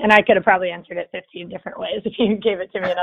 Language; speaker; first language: English; native; English